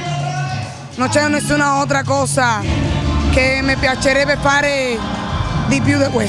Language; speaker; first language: Italian; non-native, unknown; Spanish